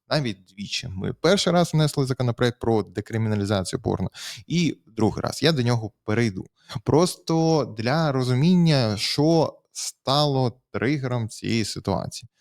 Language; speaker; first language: Ukrainian; native; Ukrainian